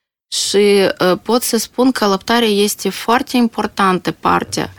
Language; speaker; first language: Romanian; non-native, local second language; Russian